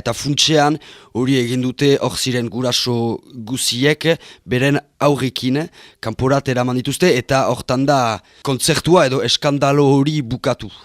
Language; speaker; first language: Basque; native; Basque